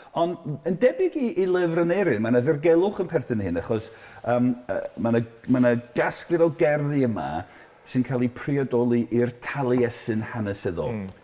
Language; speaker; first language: Welsh; native; Welsh